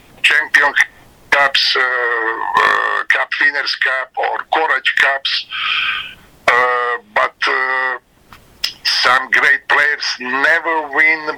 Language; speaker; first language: English; non-native, learner; Serbian